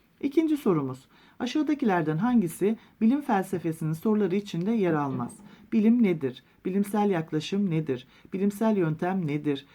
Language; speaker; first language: Turkish; native; Turkish